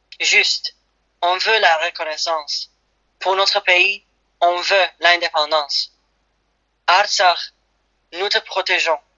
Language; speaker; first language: French; non-native, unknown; Armenian